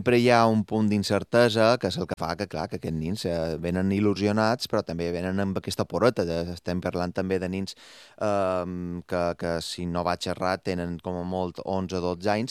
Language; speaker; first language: Catalan; native; Catalan